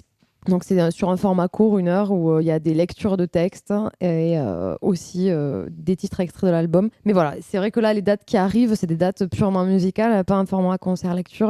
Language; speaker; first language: French; native; French